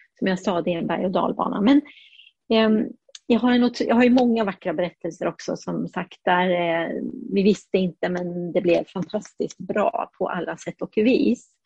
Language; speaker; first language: Swedish; early bilingual, heritage; Swedish